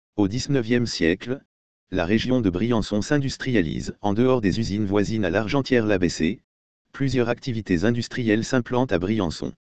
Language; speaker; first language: French; native; French